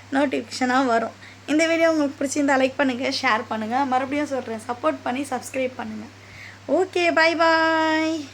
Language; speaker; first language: Tamil; native; Tamil